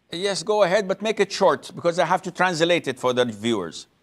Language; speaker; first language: English; non-native, fluent; Arabic